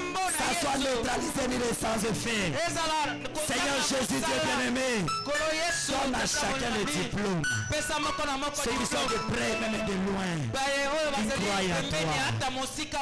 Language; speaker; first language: French; non-native, local second language; Lingala